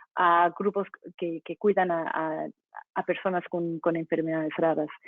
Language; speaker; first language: Spanish; non-native, fluent; English